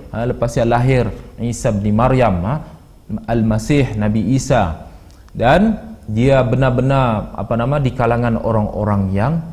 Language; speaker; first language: Malay; native; Malay